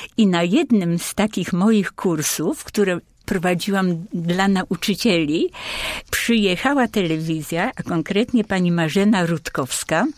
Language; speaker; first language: Polish; native; Polish